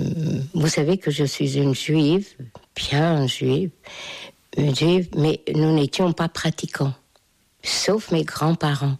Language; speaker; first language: French; non-native, fluent; Hungarian